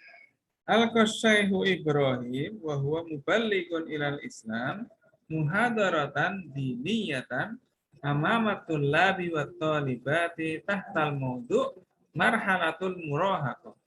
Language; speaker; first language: Arabic; non-native, fluent; Indonesian